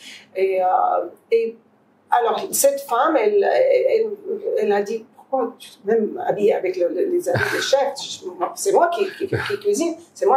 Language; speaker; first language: French; non-native, fluent; Arabic